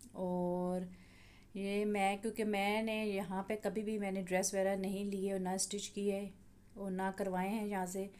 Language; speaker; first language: Urdu; native; Urdu